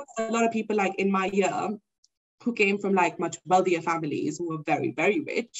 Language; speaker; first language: English; non-native, local second language; Urdu